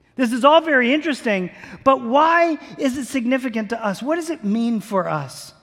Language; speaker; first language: English; native; English